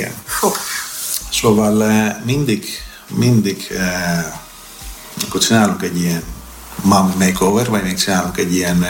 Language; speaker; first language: Hungarian; non-native, learner; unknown